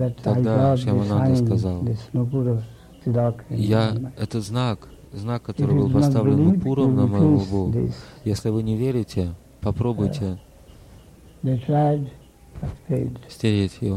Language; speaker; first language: Russian; native; Russian